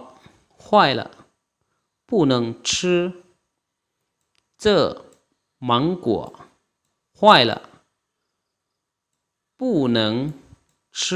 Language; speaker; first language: Chinese; non-native, fluent; Lao